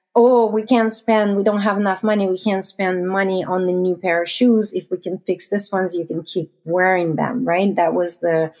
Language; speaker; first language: English; non-native, fluent; Russian